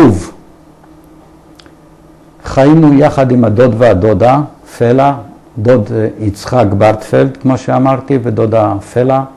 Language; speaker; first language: Hebrew; early bilingual, other home language; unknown